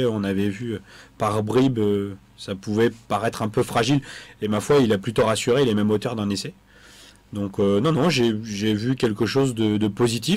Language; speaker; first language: French; native; French